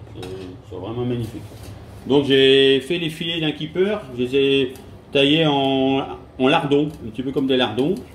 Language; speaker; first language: French; native; French